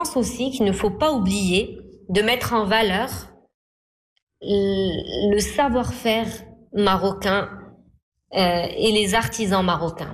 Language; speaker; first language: French; non-native, local second language; Arabic